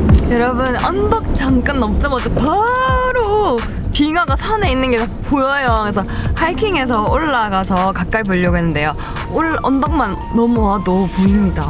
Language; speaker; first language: Korean; native; Korean